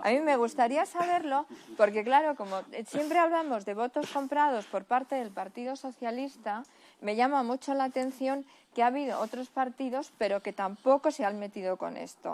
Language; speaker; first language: Spanish; native; Spanish